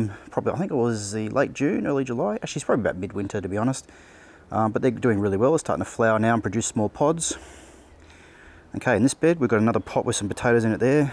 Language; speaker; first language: English; native; English